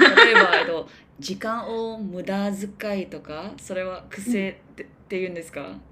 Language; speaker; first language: Japanese; non-native, learner; English